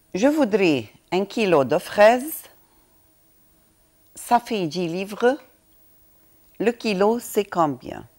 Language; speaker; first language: French; non-native, fluent; Arabic